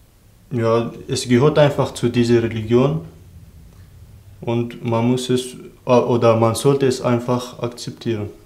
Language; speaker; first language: German; non-native, fluent; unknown